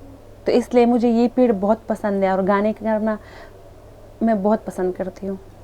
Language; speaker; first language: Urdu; non-native, local second language; Pashto